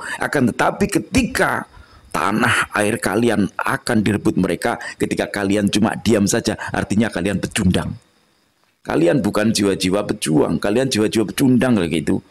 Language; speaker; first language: Indonesian; non-native, local second language; Javanese